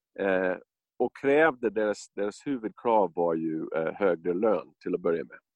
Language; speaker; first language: Swedish; non-native, fluent; English